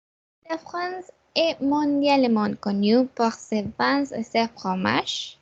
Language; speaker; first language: French; non-native, learner; Spanish